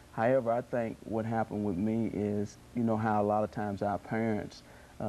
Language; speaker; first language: English; native; English